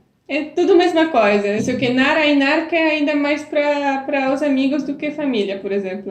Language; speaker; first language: Portuguese; non-native, fluent; Polish